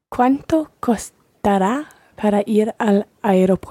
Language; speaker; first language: Spanish; non-native, learner; English